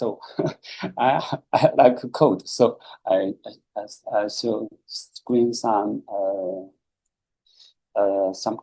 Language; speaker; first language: English; non-native, learner; Chinese